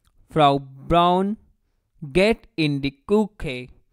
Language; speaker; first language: English; non-native, local second language; Hindi